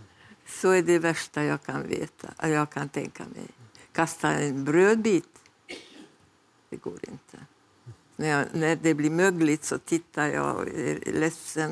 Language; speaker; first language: Swedish; non-native, fluent; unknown